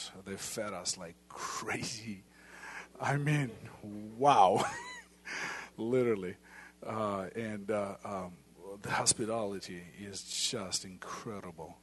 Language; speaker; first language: English; non-native, fluent; Ukrainian